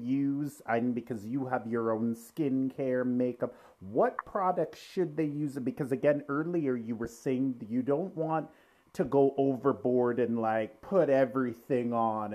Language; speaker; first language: English; native; English